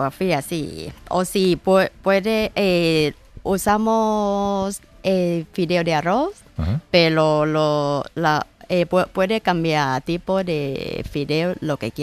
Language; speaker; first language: Spanish; non-native, learner; Thai